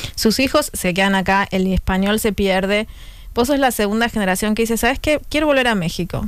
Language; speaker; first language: Spanish; native; Spanish